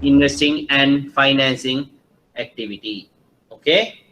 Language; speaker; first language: English; non-native, local second language; Sinhala